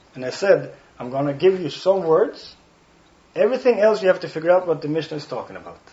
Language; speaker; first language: English; non-native, fluent; Swedish